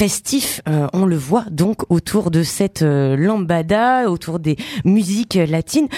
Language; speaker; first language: French; native; French